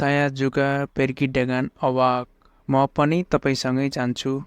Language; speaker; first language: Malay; non-native, fluent; Nepali